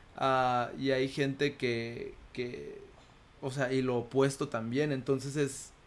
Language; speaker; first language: Spanish; early bilingual, heritage; Spanish